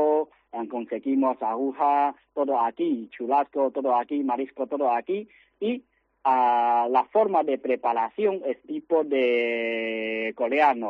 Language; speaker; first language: Spanish; non-native, learner; Chinese